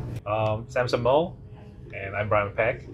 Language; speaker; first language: English; non-native, fluent; Korean